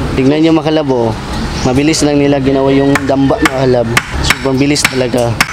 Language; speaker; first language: Filipino; non-native, local second language; Cebuano